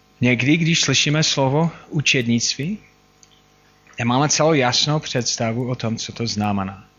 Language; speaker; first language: Czech; non-native, fluent; English